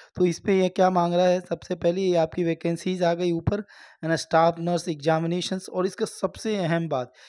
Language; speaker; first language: Hindi; native; Hindi